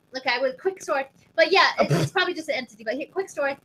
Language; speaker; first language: English; native; English